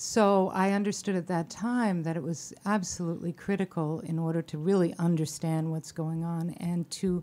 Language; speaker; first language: English; native; English